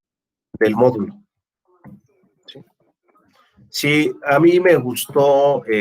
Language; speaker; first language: Spanish; native; Spanish